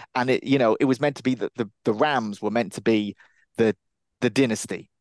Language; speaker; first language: English; native; English